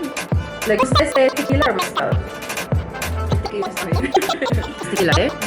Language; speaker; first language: Spanish; non-native, learner; English